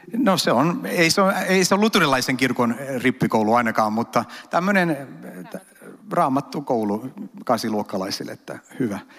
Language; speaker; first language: Finnish; early bilingual, heritage; Finnish